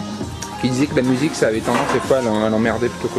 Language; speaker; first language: French; native; French